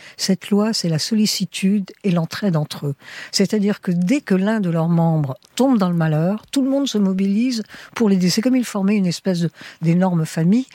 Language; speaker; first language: French; early bilingual, heritage; French